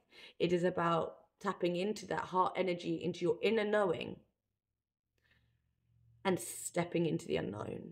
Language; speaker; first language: English; native; English